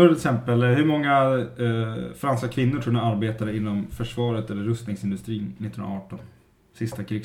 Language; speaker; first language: Swedish; native; Swedish